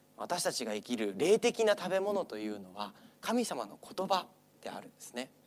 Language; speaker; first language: Japanese; non-native, fluent; English